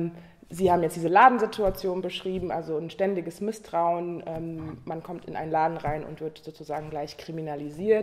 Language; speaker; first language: German; native; German